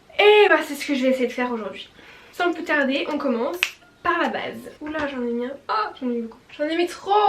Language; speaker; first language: French; native; French